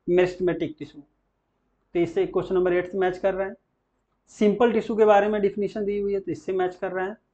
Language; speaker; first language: Hindi; native; Hindi